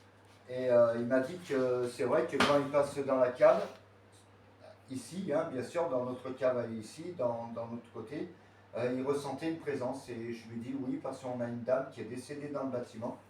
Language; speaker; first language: French; native; French